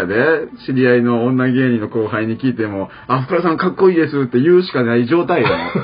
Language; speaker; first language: Japanese; native; Japanese